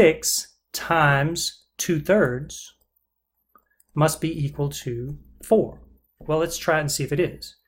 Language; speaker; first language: English; native; English